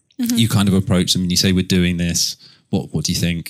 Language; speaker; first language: English; native; English